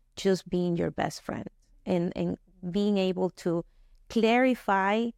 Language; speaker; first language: English; non-native, fluent; Spanish